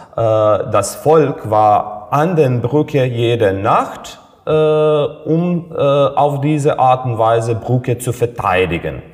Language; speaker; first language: German; non-native, fluent; Serbian